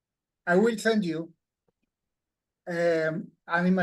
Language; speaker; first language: English; non-native, learner; Spanish